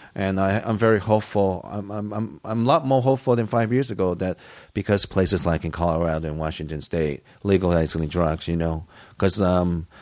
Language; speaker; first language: English; early bilingual, other home language; Japanese